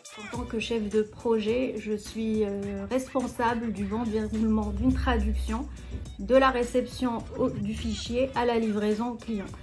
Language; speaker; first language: French; non-native, local second language; Arabic